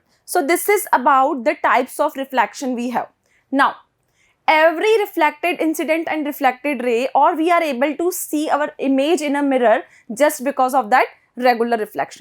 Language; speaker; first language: English; non-native, local second language; Hindi